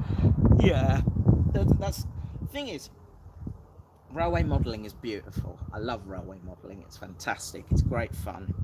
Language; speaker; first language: English; native; English